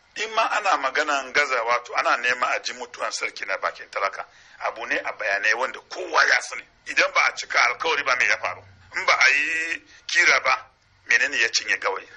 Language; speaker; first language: Hausa; non-native, local second language; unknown